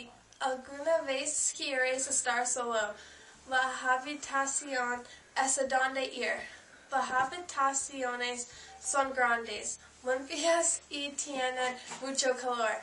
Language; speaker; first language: Spanish; non-native, learner; English